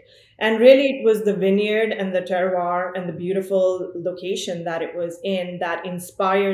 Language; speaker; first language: English; non-native, local second language; Punjabi